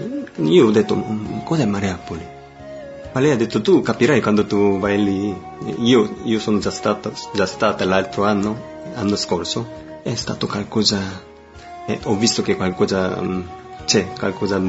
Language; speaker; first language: Italian; non-native, fluent; Korean